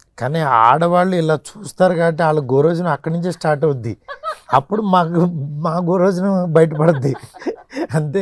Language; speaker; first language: Telugu; native; Telugu